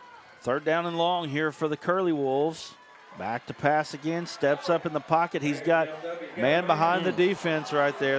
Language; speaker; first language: English; native; English